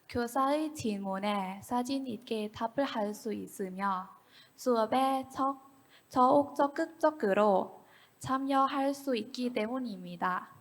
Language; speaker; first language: Korean; non-native, learner; Thai